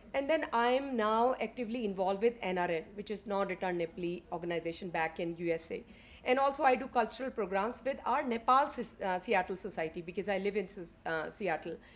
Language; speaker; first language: Hindi; native; Hindi